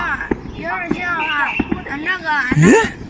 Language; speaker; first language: Chinese; native; Chinese